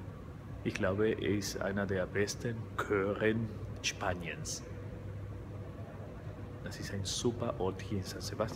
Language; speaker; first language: German; non-native, fluent; Spanish